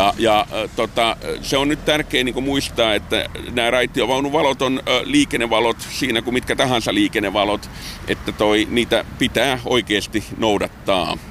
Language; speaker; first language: Finnish; native; Finnish